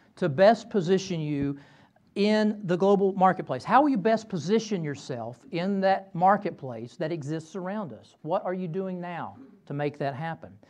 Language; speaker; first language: English; native; English